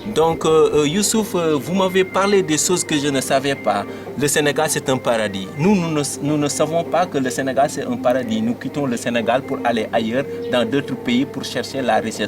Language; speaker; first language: French; non-native, local second language; Wolof